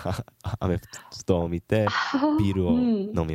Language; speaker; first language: Japanese; non-native, learner; English